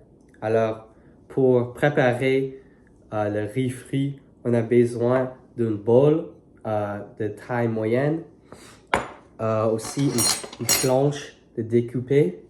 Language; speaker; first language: French; non-native, learner; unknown